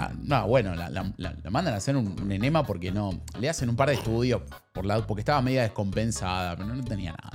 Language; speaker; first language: Spanish; native; Spanish